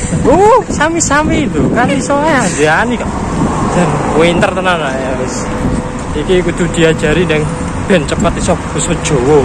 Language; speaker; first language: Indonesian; non-native, local second language; Javanese